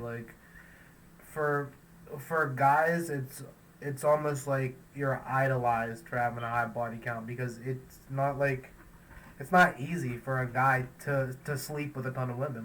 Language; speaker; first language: English; native; English